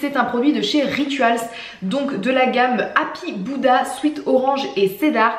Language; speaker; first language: French; native; French